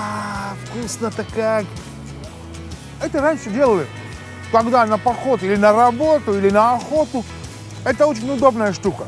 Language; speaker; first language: Russian; non-native, fluent; Finnish